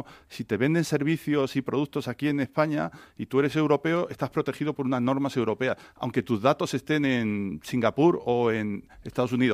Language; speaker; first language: Spanish; native; Spanish